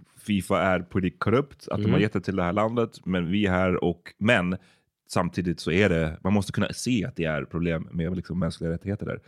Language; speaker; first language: Swedish; native; Swedish